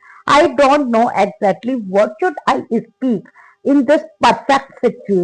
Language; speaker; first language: English; non-native, learner; Hindi